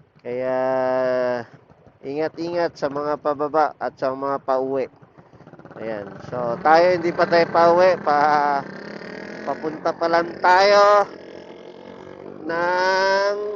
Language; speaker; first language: Filipino; native; Filipino